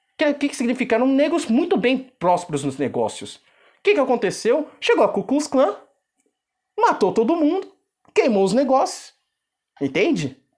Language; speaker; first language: Portuguese; native; Portuguese